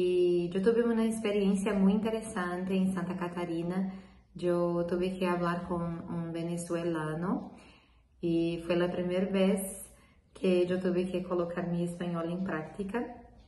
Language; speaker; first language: Spanish; non-native, learner; Portuguese